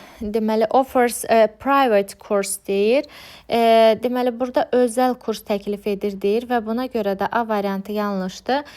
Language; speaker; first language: Azerbaijani; native; Azerbaijani